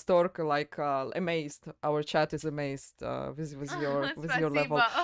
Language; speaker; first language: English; non-native, fluent; Russian